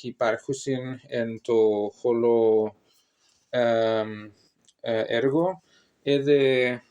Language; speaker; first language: Greek; non-native, learner; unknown